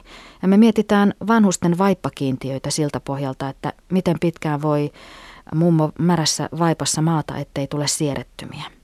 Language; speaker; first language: Finnish; native; Finnish